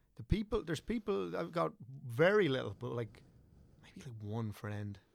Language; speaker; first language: English; native; English